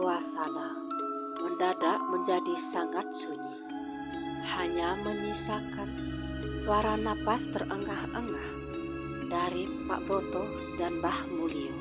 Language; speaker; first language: Indonesian; native; Indonesian